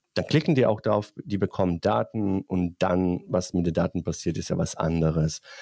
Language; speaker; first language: German; non-native, fluent; Bosnian